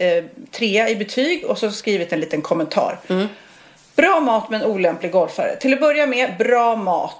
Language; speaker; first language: Swedish; native; Swedish